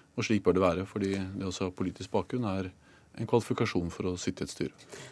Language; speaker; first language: Norwegian; native; Norwegian